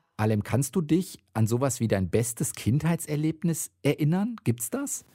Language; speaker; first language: German; native; German